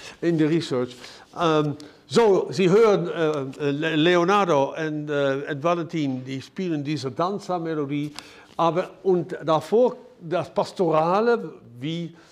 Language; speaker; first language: German; non-native, fluent; Dutch